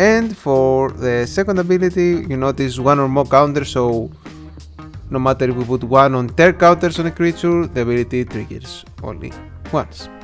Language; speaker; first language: English; non-native, fluent; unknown